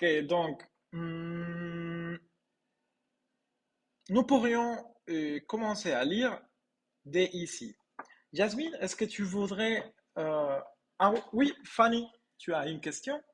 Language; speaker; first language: French; non-native, fluent; Spanish